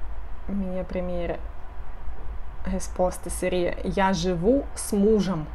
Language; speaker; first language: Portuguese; non-native, fluent; Russian